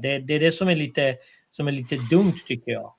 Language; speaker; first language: Swedish; non-native, fluent; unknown